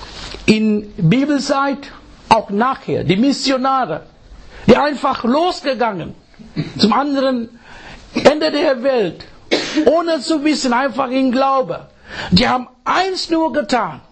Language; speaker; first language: German; non-native, fluent; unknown